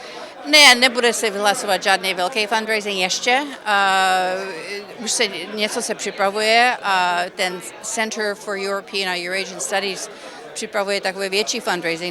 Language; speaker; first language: Czech; early bilingual, heritage; Czech